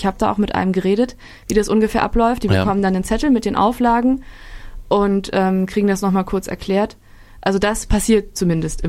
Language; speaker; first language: German; native; German